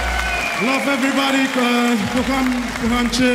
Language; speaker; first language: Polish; non-native, learner; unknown